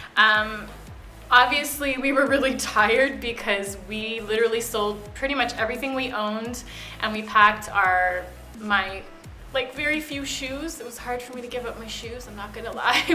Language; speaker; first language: English; native; English